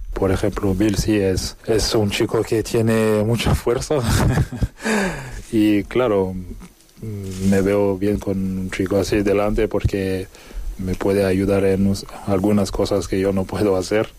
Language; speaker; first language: Spanish; non-native, fluent; French